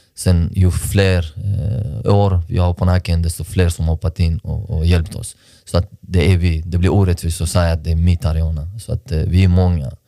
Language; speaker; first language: Swedish; early bilingual, other home language; Persian